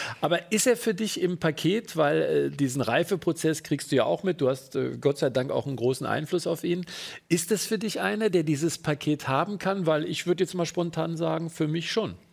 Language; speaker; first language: German; native; German